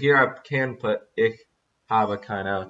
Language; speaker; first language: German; non-native, learner; English